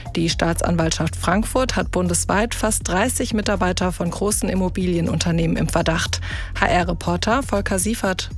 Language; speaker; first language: German; native; German